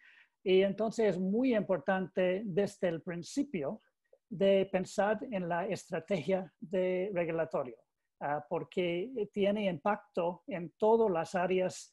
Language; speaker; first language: Spanish; non-native, learner; English